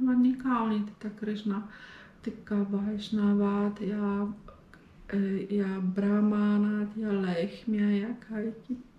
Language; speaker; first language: Finnish; non-native, fluent; Polish